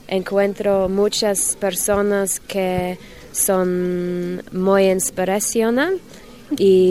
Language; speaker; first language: Spanish; non-native, learner; English